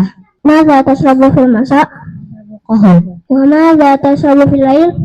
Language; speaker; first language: Arabic; non-native, learner; Indonesian